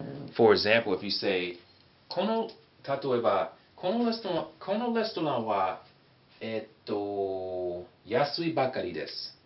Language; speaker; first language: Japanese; non-native, fluent; English